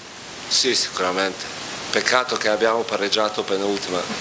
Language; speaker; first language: Italian; non-native, fluent; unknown